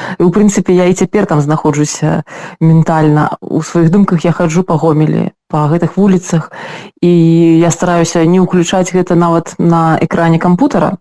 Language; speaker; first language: Belarusian; non-native, local second language; Russian